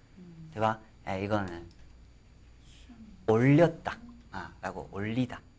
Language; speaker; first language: Korean; non-native, fluent; Chinese